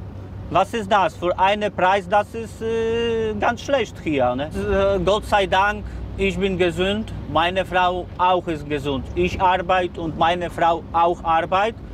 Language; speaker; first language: German; non-native, learner; Polish